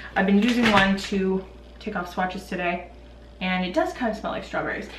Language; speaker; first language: English; native; English